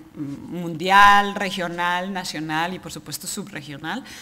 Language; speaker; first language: Spanish; native; Spanish